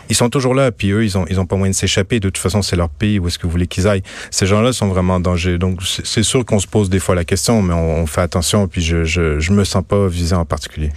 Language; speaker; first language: French; native; French